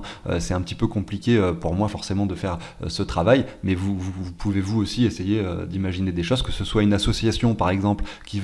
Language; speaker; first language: French; native; French